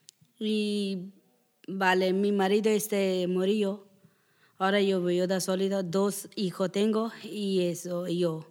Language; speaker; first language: Spanish; non-native, learner; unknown